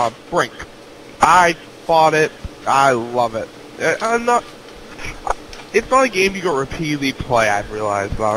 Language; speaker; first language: English; native; English